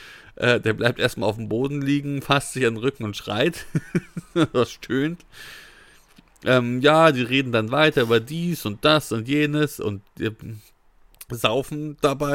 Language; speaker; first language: German; native; German